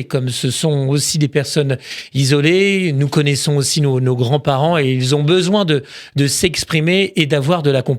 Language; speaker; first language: French; native; French